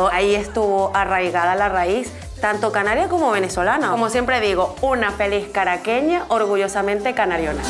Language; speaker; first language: Spanish; native; Spanish